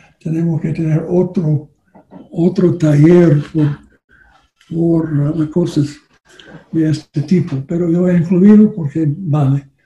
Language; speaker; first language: Spanish; non-native, learner; English